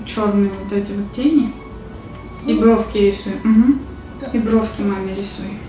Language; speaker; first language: Russian; native; Russian